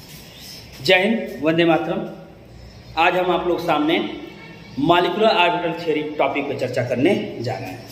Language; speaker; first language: Hindi; native; Hindi